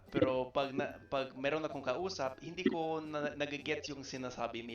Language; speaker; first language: Filipino; non-native, fluent; English